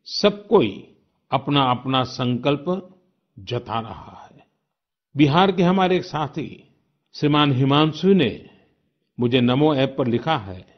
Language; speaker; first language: Hindi; non-native, local second language; Gujarati